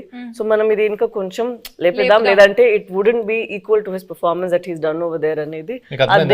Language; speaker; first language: Telugu; non-native, fluent; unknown